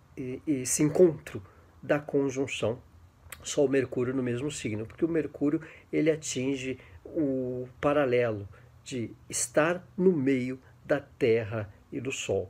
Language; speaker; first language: Portuguese; native; Portuguese